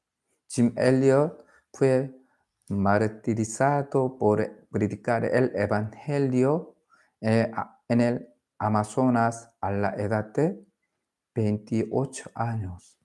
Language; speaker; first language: Spanish; non-native, learner; Korean